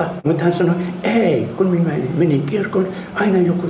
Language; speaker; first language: Finnish; non-native, learner; Arabic